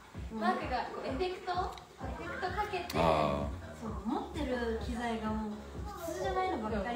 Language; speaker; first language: Japanese; native; Japanese